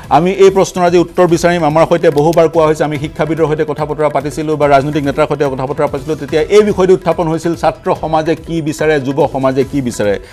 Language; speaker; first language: Assamese; native; Assamese